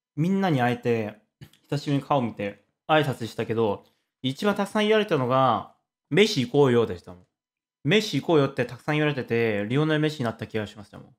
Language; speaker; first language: Japanese; non-native, fluent; Korean